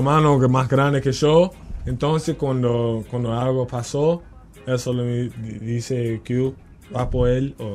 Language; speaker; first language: Spanish; non-native, learner; English